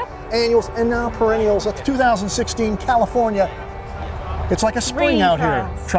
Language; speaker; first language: English; native; English